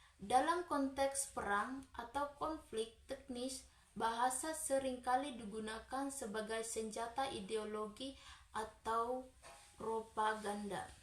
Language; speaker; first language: Indonesian; non-native, local second language; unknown